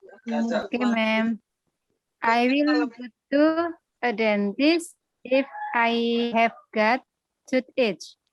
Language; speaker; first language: English; non-native, learner; Indonesian